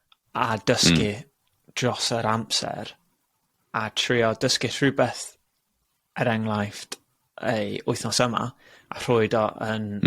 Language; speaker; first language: Welsh; non-native, local second language; English